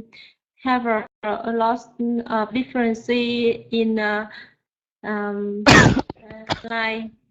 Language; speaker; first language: English; non-native, learner; Vietnamese